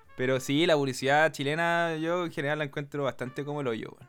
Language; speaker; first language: Spanish; native; Spanish